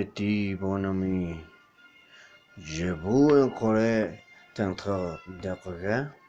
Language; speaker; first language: French; non-native, learner; Spanish